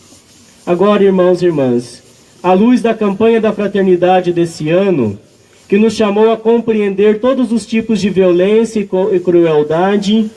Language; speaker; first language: Portuguese; native; Portuguese